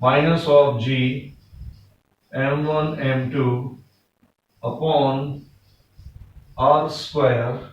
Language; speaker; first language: English; non-native, local second language; Hindi